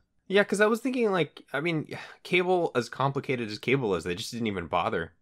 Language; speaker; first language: English; native; English